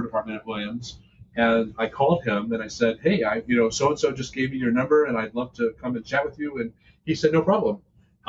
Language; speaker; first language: English; native; English